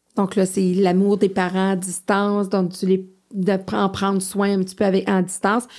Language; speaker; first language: French; native; French